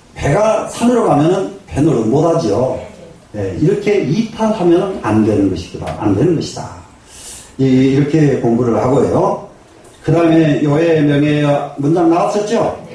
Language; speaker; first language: Korean; native; Korean